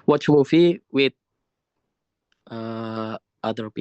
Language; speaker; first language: English; non-native, learner; Indonesian